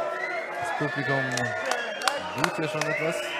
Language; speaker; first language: German; native; German